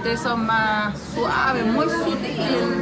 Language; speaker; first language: Spanish; native; Spanish